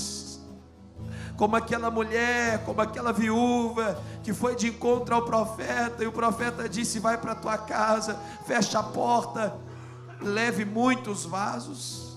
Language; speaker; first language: Portuguese; native; Portuguese